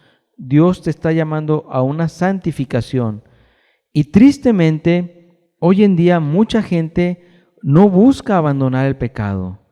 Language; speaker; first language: Spanish; native; Spanish